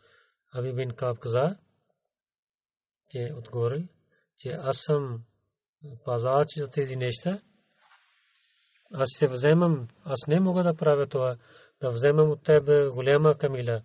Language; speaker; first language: Bulgarian; non-native, learner; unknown